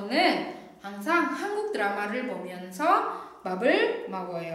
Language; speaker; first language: Korean; non-native, fluent; Indonesian